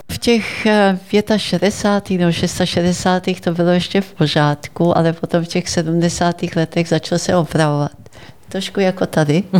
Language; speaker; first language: Czech; early bilingual, heritage; Czech